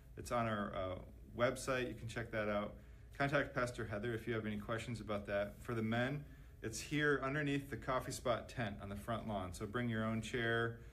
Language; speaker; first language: English; native; English